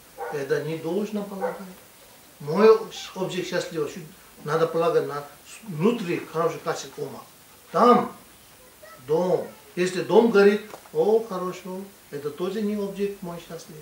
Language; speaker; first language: Russian; non-native, learner; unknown